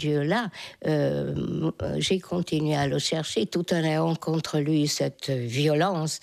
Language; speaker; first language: French; non-native, fluent; Hungarian